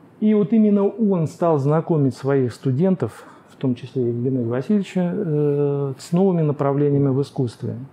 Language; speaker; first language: Russian; native; Russian